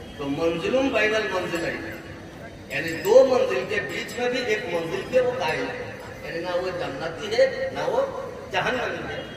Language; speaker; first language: Urdu; native; Urdu